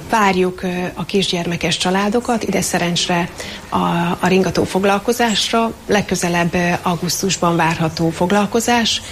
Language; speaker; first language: Hungarian; native; Hungarian